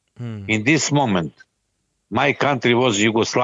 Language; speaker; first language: English; non-native, learner; Serbian